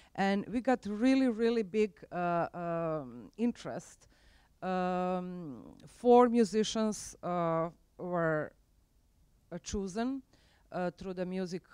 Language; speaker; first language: English; non-native, fluent; Croatian